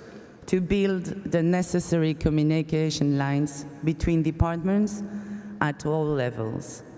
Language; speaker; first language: English; non-native, fluent; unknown